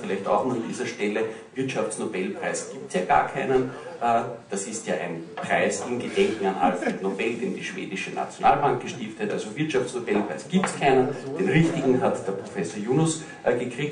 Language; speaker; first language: German; native; German